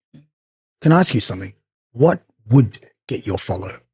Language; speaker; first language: English; native; English